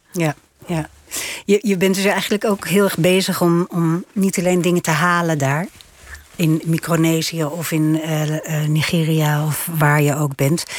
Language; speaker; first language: Dutch; native; Dutch